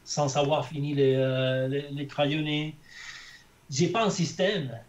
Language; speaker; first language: French; non-native, fluent; Spanish